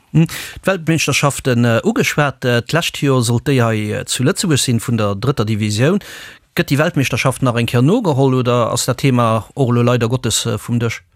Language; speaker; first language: Luxembourgish; native; Luxembourgish